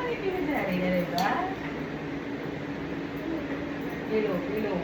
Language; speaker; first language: Hindi; non-native, local second language; Gujarati